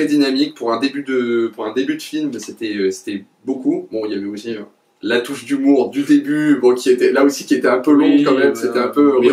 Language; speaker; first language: French; native; French